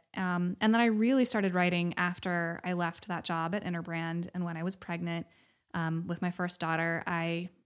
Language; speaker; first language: English; native; English